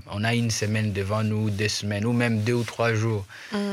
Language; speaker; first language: French; non-native, local second language; Swahili